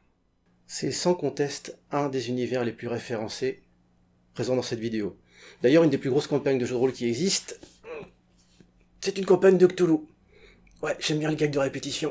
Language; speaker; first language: French; native; French